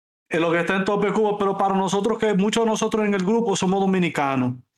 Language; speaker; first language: Spanish; native; Spanish